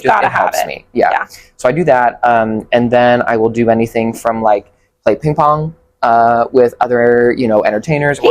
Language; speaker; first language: English; native; English